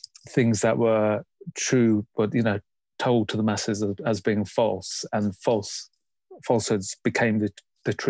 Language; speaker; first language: English; native; English